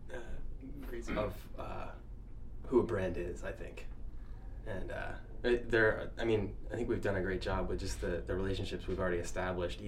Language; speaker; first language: English; native; English